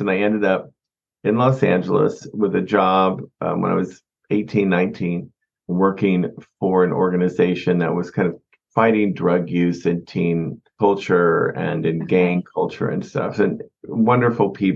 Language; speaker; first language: English; native; English